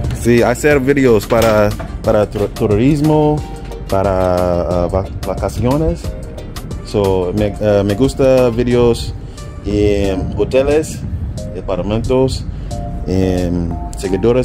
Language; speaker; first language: Spanish; non-native, learner; English